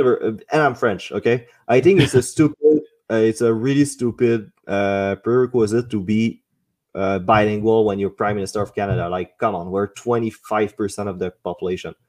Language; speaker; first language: English; non-native, fluent; French